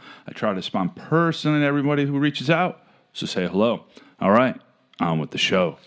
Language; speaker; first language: English; native; English